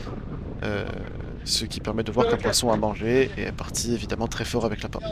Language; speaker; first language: French; native; French